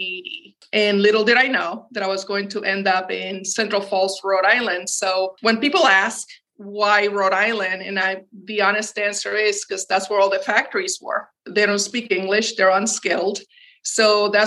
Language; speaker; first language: English; early bilingual, other home language; Spanish